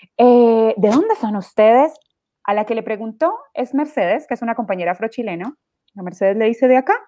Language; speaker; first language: Spanish; native; Spanish